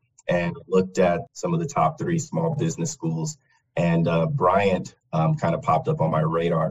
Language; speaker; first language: English; native; English